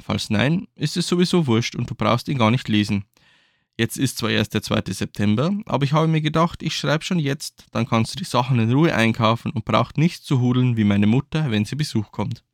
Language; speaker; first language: German; native; German